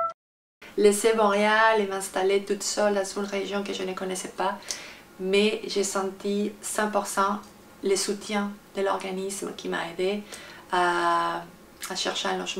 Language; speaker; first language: French; non-native, fluent; Spanish